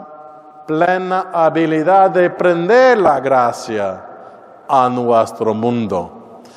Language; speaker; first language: Spanish; non-native, learner; English